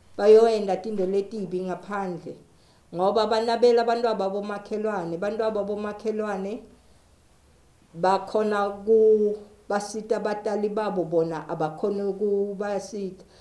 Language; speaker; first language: Zulu; non-native, local second language; Swati